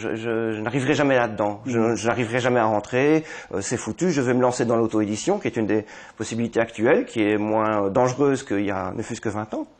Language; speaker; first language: French; native; French